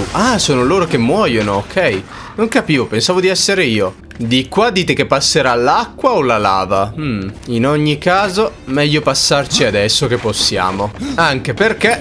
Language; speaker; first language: Italian; native; Italian